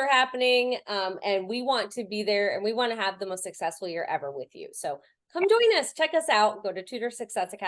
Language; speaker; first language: English; native; English